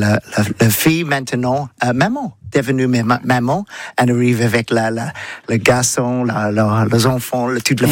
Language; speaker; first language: French; non-native, learner; English